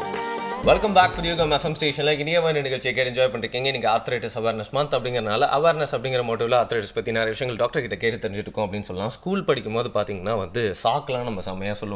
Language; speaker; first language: Tamil; native; Tamil